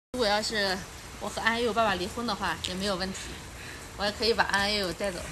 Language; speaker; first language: Chinese; native; Chinese